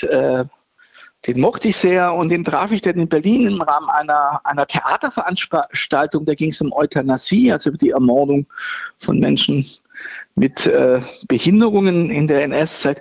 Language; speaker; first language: German; native; German